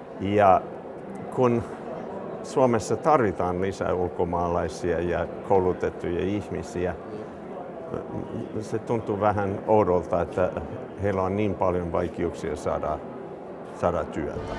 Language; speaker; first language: Finnish; non-native, fluent; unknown